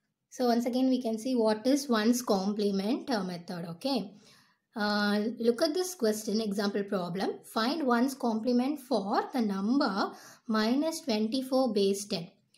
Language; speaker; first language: English; non-native, local second language; Tamil